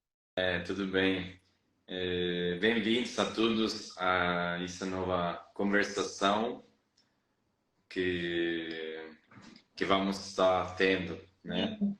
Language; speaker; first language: Portuguese; non-native, fluent; Spanish